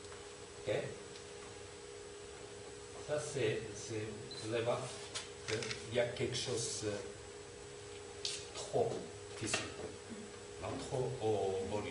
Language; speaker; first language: French; non-native, fluent; Turkish